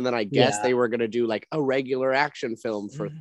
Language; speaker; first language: English; native; English